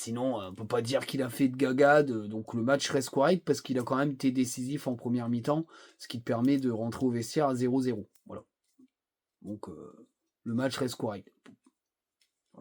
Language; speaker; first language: French; native; French